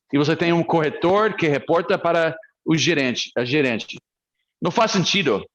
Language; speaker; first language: Portuguese; non-native, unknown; English